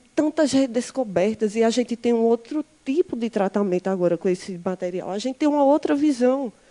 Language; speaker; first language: Portuguese; native; Portuguese